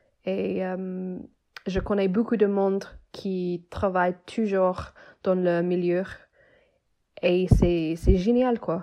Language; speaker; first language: French; non-native, fluent; English